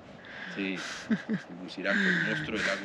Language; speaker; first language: Spanish; native; Spanish